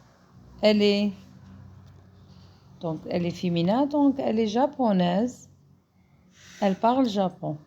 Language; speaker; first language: French; non-native, fluent; Arabic